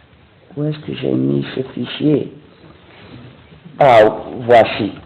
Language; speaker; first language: French; non-native, fluent; English